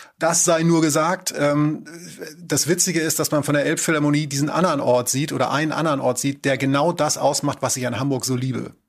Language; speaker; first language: German; native; German